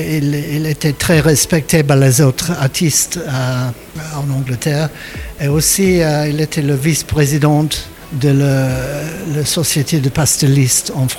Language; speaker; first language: French; non-native, learner; English